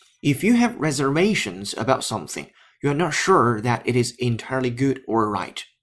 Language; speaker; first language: English; non-native, fluent; Chinese